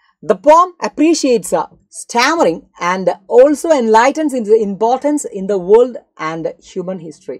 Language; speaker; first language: English; non-native, local second language; Malayalam